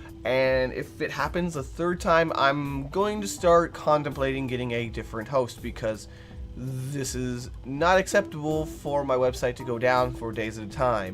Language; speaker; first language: English; native; English